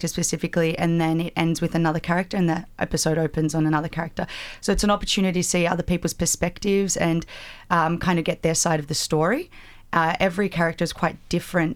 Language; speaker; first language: English; native; English